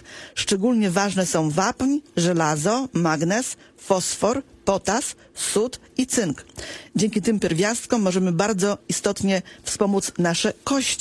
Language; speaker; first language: Polish; native; Polish